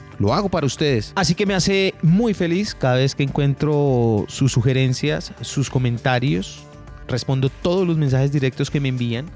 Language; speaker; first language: Spanish; native; Spanish